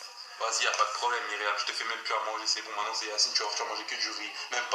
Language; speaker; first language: French; native; French